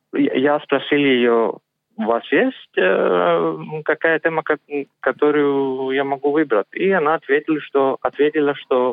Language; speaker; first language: Russian; non-native, learner; Greek